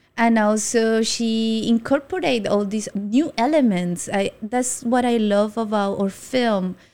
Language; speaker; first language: English; non-native, fluent; Spanish